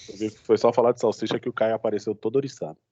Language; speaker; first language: Portuguese; native; Portuguese